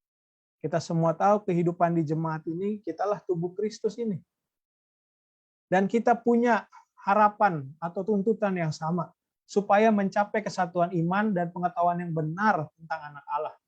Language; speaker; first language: Indonesian; native; Indonesian